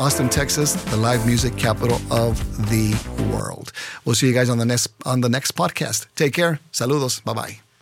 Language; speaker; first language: English; early bilingual, other home language; Spanish